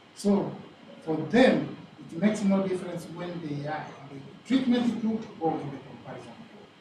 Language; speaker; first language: English; non-native, local second language; Swahili